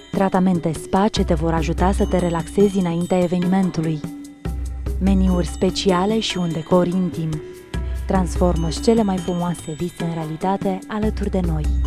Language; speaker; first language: Romanian; native; Romanian